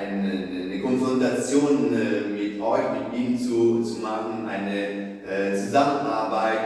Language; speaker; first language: German; non-native, fluent; Italian